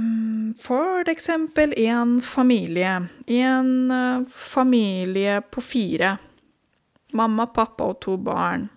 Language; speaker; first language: Norwegian; non-native, fluent; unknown